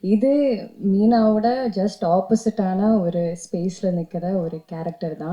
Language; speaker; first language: Tamil; non-native, fluent; Malayalam